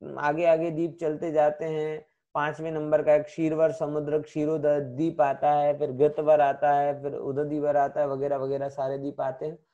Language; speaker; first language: Hindi; native; Hindi